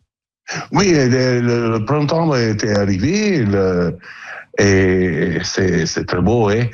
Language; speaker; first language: French; non-native, learner; Italian